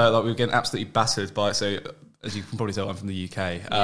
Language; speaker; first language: English; native; English